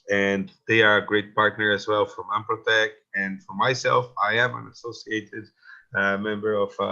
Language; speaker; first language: English; non-native, fluent; Portuguese